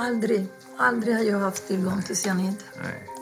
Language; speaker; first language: Swedish; non-native, fluent; Spanish